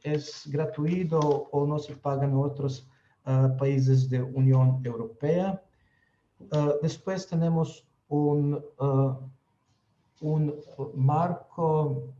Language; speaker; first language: Spanish; non-native, fluent; Slovenian